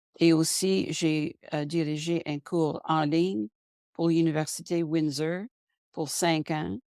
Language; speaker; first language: French; non-native, local second language; English